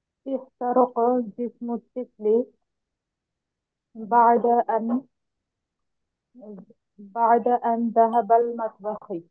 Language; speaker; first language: Arabic; non-native, learner; Bangla